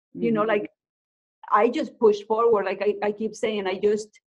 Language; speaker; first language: English; non-native, fluent; Spanish